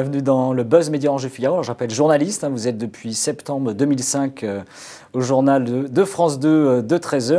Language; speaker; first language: French; native; French